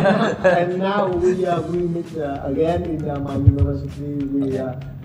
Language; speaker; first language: English; non-native, learner; Vietnamese